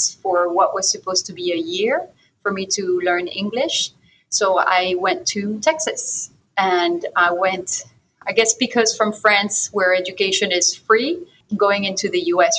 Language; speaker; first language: English; non-native, fluent; French